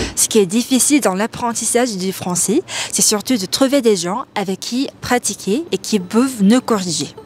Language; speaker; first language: French; non-native, fluent; Korean